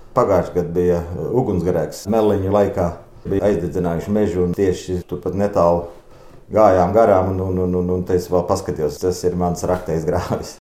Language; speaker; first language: Latvian; native; Latvian